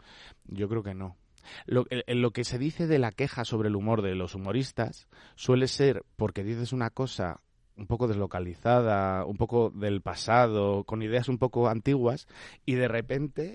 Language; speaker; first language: Spanish; native; Spanish